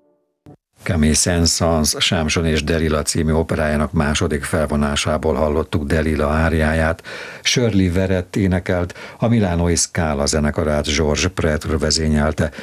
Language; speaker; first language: Hungarian; native; Hungarian